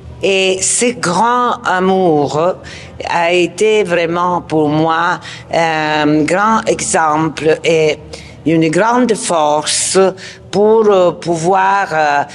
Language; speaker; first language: French; non-native, fluent; Italian